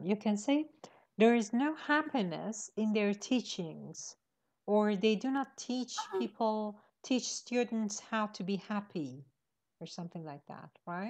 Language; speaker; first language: English; non-native, fluent; Persian